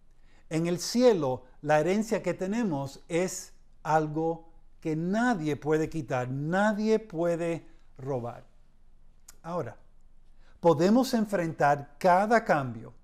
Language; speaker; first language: Spanish; early bilingual, heritage; Spanish